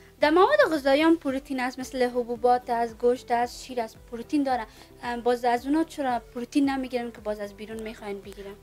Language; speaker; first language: Persian; native; Persian